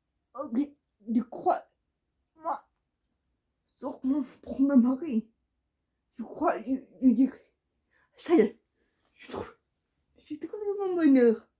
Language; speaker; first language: French; non-native, learner; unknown